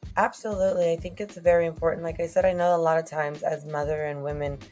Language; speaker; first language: English; early bilingual, other home language; Spanish